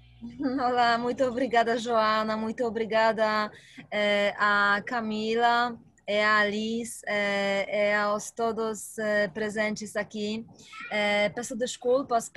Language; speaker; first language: Portuguese; non-native, fluent; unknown